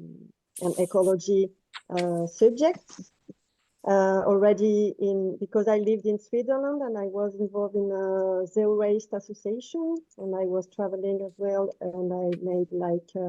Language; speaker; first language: English; non-native, fluent; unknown